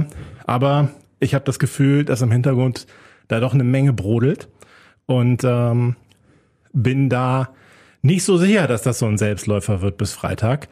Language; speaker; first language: German; native; German